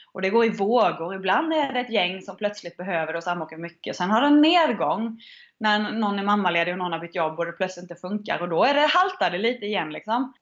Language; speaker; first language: Swedish; native; Swedish